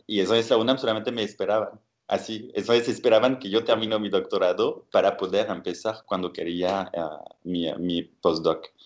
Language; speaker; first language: Spanish; non-native, fluent; French